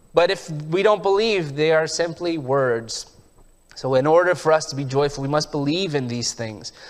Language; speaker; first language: English; early bilingual, heritage; English